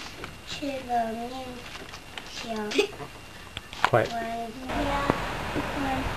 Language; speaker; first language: Chinese; early bilingual, heritage; English